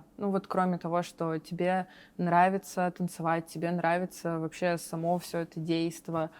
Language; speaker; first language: Russian; native; Russian